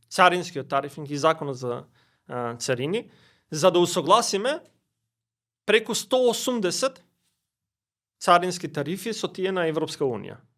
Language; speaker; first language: Macedonian; non-native, local second language; Albanian